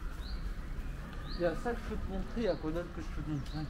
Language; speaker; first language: French; native; French